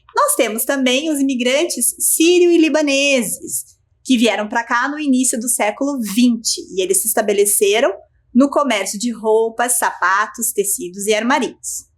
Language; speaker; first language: Portuguese; native; Portuguese